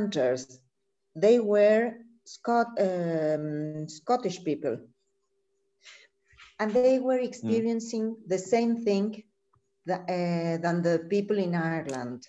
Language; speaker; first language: English; non-native, learner; Spanish